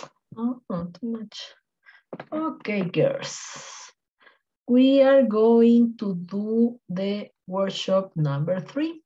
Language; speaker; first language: English; non-native, learner; Spanish